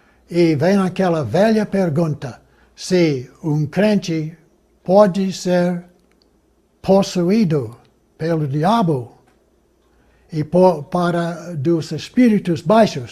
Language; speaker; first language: Portuguese; non-native, fluent; English